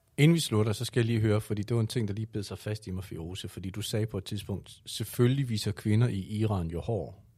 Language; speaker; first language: Danish; native; Danish